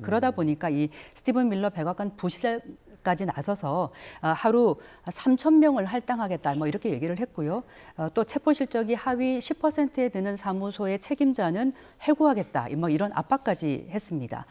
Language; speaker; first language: Korean; native; Korean